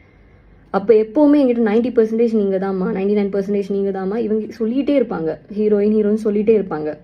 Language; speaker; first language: Tamil; non-native, local second language; Malayalam